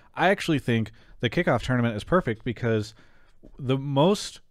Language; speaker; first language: English; native; English